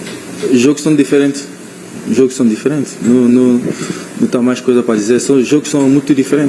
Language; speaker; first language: Portuguese; non-native, learner; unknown